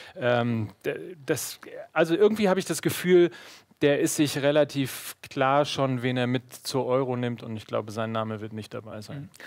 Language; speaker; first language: German; native; German